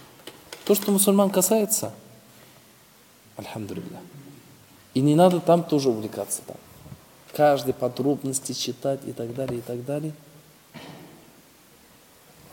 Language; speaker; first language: Russian; non-native, local second language; Tatar